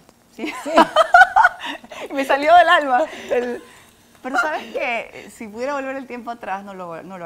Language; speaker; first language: Spanish; native; Spanish